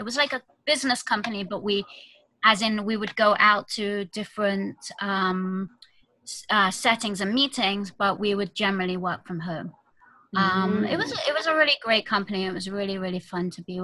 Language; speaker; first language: English; native; English